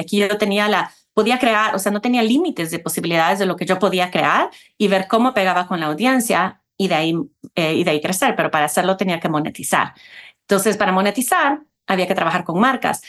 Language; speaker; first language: Spanish; early bilingual, heritage; Spanish